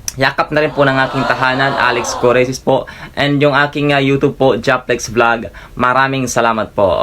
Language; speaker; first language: Filipino; non-native, local second language; Cebuano